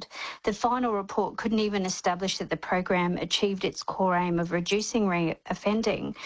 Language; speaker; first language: English; native; English